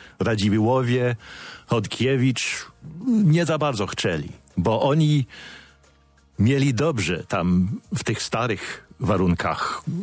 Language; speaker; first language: Polish; non-native, fluent; English